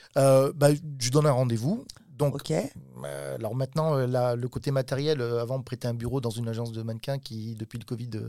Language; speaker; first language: French; native; French